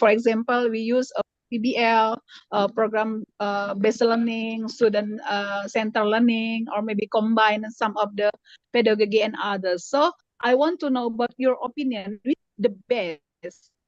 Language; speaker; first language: English; non-native, learner; Indonesian